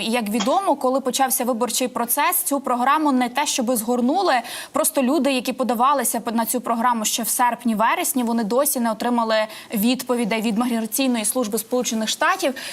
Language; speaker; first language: Ukrainian; native; Ukrainian